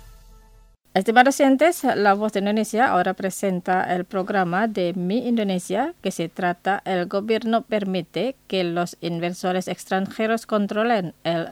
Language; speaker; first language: Spanish; non-native, fluent; Indonesian